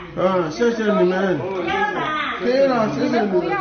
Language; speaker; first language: Chinese; non-native, learner; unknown